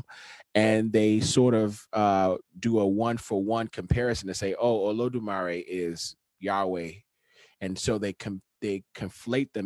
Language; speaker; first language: English; non-native, local second language; Yoruba